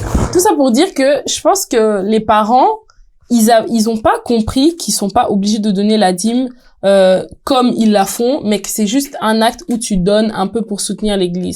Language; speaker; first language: French; native; French